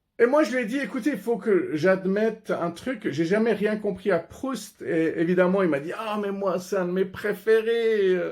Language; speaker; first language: French; non-native, fluent; Persian